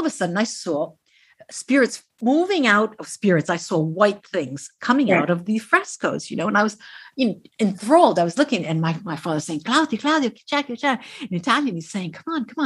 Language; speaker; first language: English; native; English